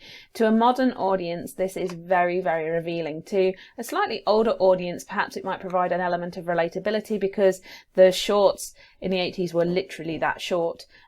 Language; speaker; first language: English; native; English